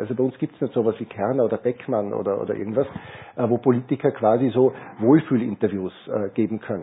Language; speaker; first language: German; native; German